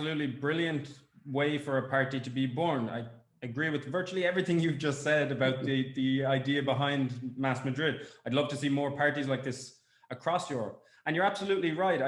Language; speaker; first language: English; native; English